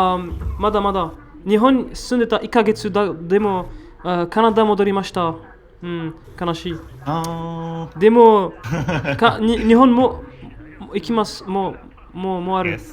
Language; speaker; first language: Japanese; non-native, learner; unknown